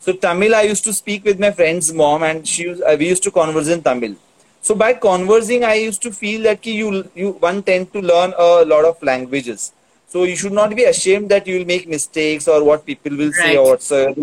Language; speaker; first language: English; non-native, local second language; Tulu